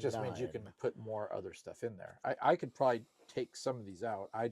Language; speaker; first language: English; native; English